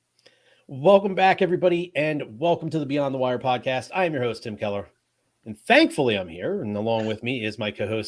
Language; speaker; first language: English; native; English